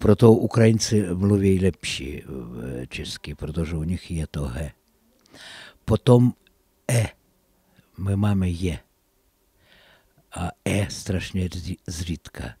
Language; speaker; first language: Czech; non-native, fluent; Russian